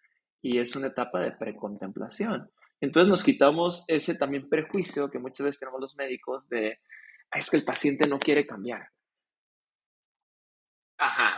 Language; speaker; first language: Spanish; native; Spanish